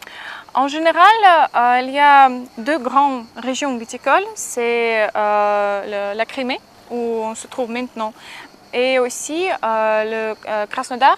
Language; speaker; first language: French; non-native, fluent; Russian